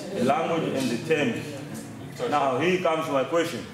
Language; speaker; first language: English; non-native, fluent; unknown